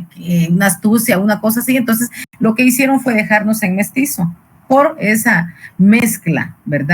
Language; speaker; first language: Spanish; native; Spanish